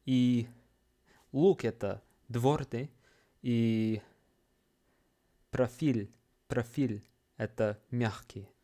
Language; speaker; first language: Russian; non-native, fluent; English